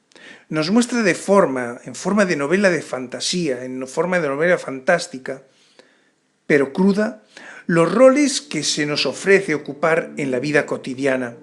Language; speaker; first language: Spanish; native; Spanish